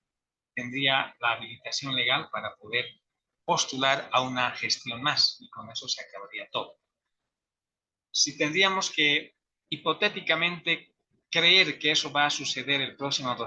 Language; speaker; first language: Spanish; native; Spanish